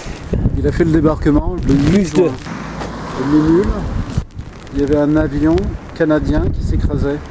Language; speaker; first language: French; native; French